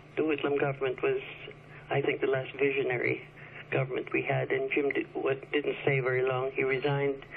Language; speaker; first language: English; early bilingual, other home language; Chinese